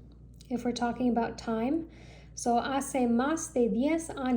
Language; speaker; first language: Spanish; non-native, learner; English